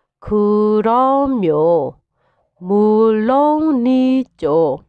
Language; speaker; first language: Korean; non-native, fluent; Burmese